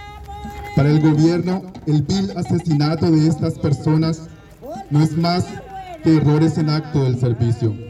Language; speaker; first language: Spanish; native; Spanish